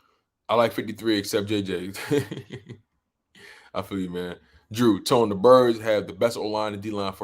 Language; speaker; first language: English; native; English